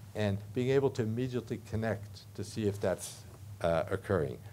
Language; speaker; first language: English; native; English